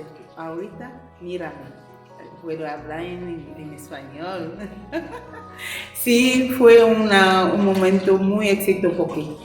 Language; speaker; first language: Spanish; non-native, learner; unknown